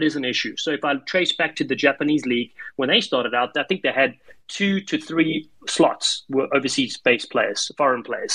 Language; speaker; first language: English; native; English